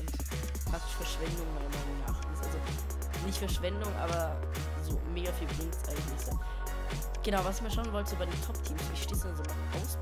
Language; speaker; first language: German; native; German